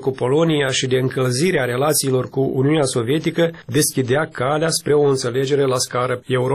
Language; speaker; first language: Romanian; native; Romanian